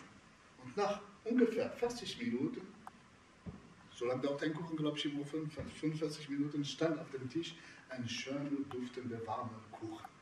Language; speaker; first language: German; non-native, fluent; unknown